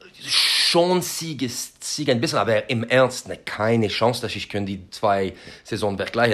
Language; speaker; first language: German; non-native, learner; French